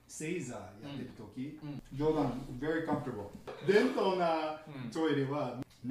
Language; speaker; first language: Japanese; non-native, learner; English